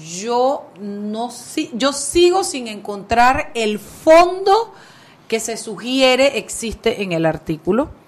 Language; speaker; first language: Spanish; native; Spanish